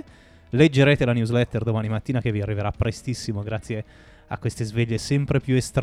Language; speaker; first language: Italian; native; Italian